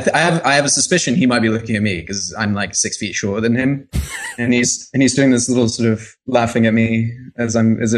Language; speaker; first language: English; native; English